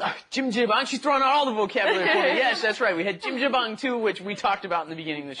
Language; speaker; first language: English; native; English